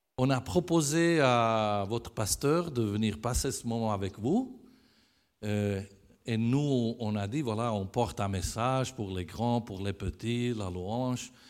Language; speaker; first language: French; non-native, fluent; Italian